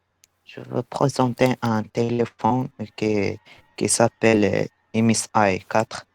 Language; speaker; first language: French; non-native, learner; Arabic